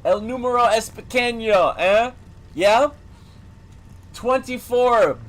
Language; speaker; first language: Spanish; non-native, learner; English